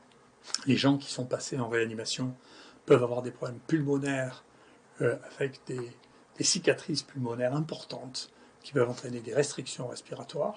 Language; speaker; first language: French; native; French